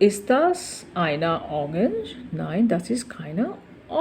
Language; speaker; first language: German; non-native, learner; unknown